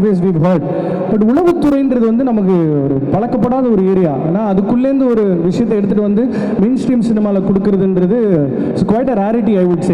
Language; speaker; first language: Tamil; native; Tamil